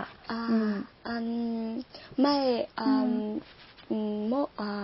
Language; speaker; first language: Japanese; non-native, learner; Vietnamese